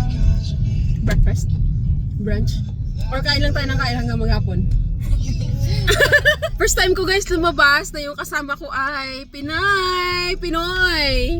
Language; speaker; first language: Filipino; non-native, local second language; Cebuano